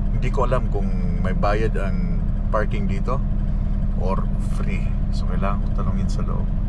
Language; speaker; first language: Filipino; native; Filipino